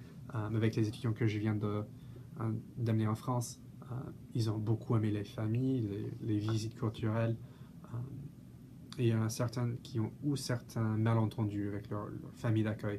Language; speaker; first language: French; non-native, fluent; English